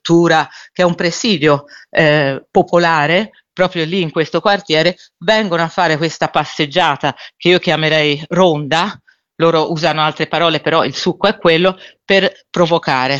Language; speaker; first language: Italian; native; Italian